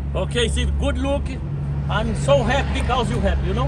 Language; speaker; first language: English; non-native, learner; Portuguese